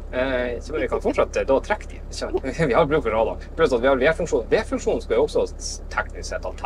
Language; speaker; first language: Norwegian; native; Norwegian